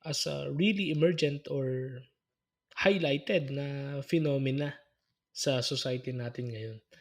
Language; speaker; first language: Filipino; native; Filipino